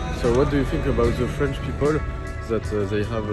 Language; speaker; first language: English; non-native, learner; French